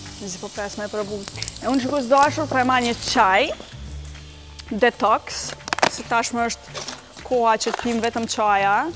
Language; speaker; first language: Albanian; native; Albanian